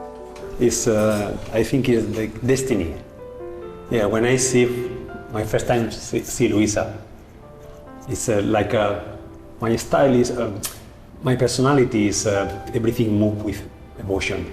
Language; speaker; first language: English; non-native, learner; Spanish